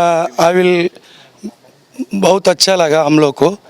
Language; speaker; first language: Hindi; non-native, local second language; Telugu